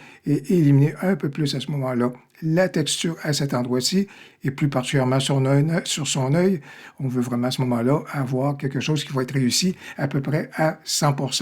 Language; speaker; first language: French; native; French